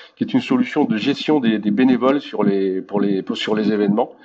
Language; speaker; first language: French; native; French